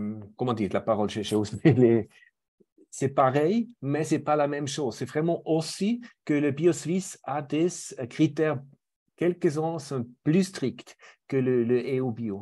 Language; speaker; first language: French; non-native, fluent; German